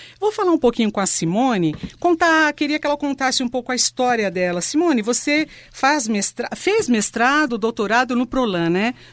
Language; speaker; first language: Portuguese; native; Portuguese